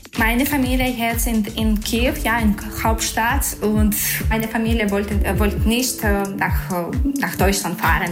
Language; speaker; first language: German; non-native, learner; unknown